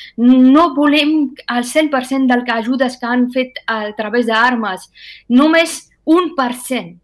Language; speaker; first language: Catalan; non-native, fluent; Persian